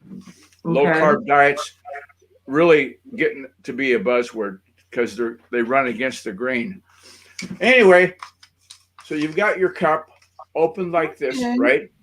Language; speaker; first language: English; native; English